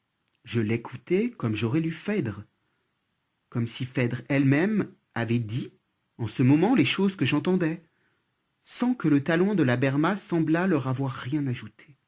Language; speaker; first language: French; native; French